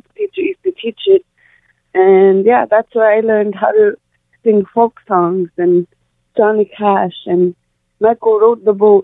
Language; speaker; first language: English; non-native, fluent; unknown